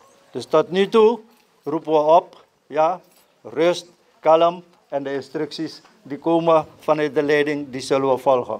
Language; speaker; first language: Dutch; native; Dutch